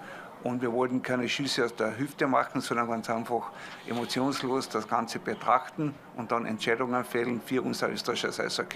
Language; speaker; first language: German; native; German